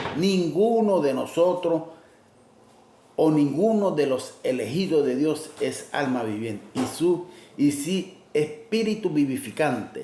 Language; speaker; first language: Spanish; native; Spanish